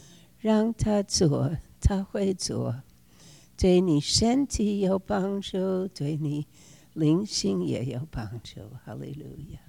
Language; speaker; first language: Chinese; non-native, fluent; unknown